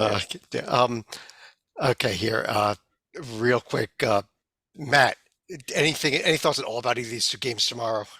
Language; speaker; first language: English; native; English